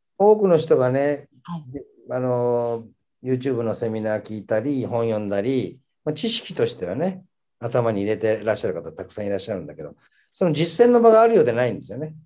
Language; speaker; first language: Japanese; early bilingual, heritage; Japanese